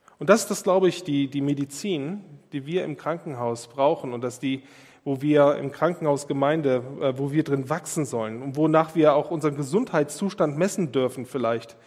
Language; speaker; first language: German; native; German